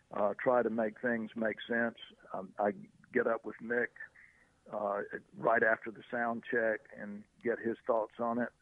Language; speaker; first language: English; native; English